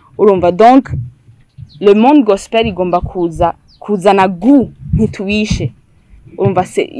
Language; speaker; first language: Rundi; early bilingual, heritage; Rundi